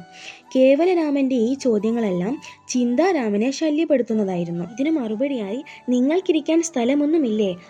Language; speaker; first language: Malayalam; native; Malayalam